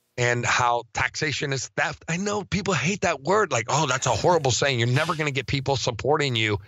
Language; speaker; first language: English; native; English